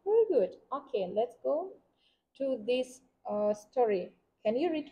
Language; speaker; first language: English; non-native, fluent; Vietnamese